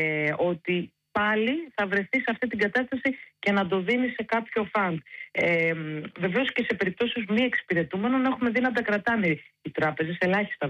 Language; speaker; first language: Greek; native; Greek